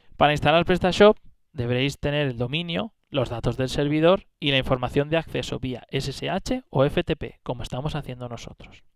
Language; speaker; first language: Spanish; native; Spanish